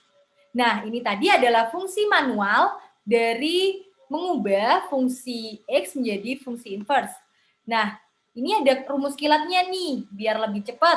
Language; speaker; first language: Indonesian; native; Indonesian